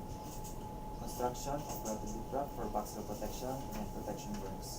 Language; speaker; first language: English; non-native, local second language; Cebuano